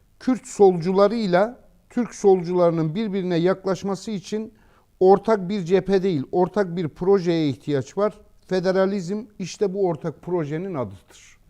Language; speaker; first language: Turkish; native; Turkish